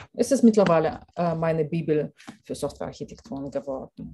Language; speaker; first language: German; non-native, fluent; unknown